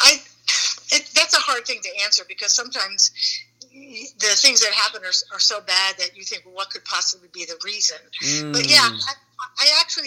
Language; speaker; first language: English; native; English